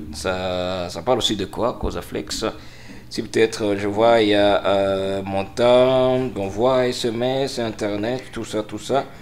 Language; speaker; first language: French; non-native, local second language; Swahili